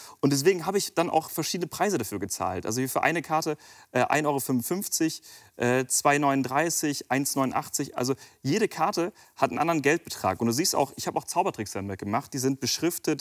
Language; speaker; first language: German; native; German